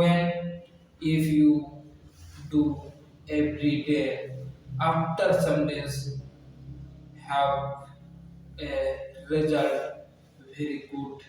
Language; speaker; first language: English; non-native, learner; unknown